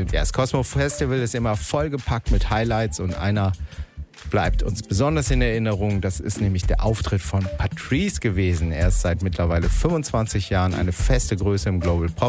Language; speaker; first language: German; native; German